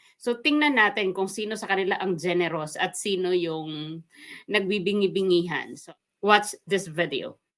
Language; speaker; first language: Filipino; non-native, local second language; Waray